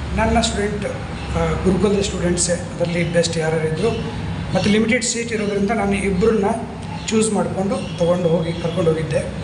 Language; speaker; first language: Kannada; non-native, fluent; Hindi